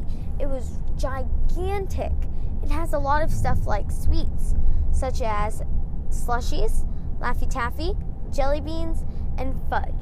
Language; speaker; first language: English; native; English